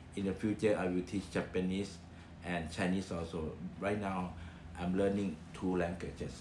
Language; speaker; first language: English; non-native, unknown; Thai